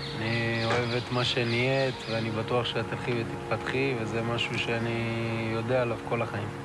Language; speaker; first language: Hebrew; native; Hebrew